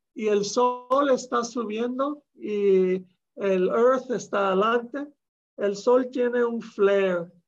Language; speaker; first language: Spanish; early bilingual, heritage; Spanish